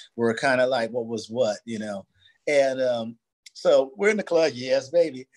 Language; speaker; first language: English; native; English